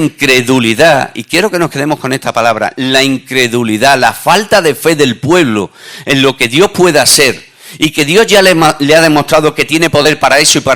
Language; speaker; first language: Spanish; native; Spanish